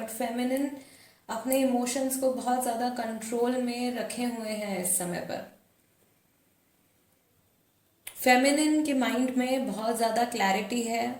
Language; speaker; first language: Hindi; native; Hindi